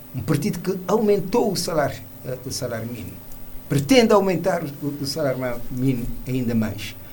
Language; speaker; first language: Portuguese; non-native, local second language; Kabuverdianu